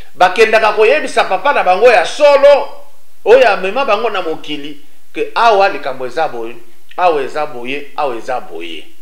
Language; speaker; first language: Lingala; native; Lingala